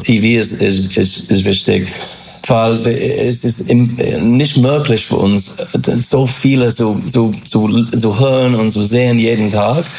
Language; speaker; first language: German; non-native, fluent; English